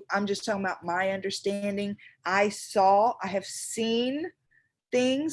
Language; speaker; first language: English; native; English